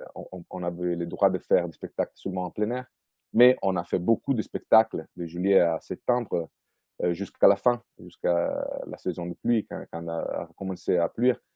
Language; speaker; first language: French; non-native, fluent; Italian